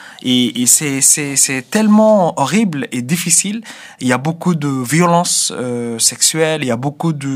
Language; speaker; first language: French; non-native, fluent; Arabic